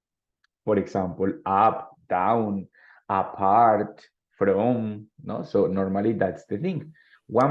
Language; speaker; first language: English; non-native, fluent; Spanish